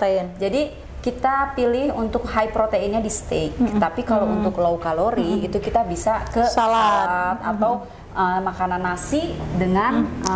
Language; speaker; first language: Indonesian; native; Indonesian